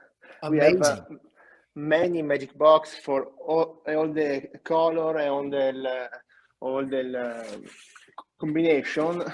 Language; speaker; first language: English; non-native, learner; Italian